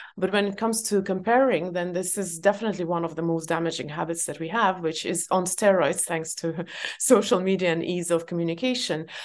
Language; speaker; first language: English; non-native, fluent; Estonian